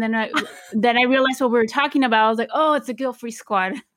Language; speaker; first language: English; early bilingual, other home language; Spanish